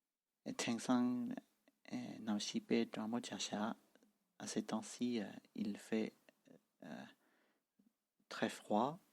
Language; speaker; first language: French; non-native, fluent; Tibetan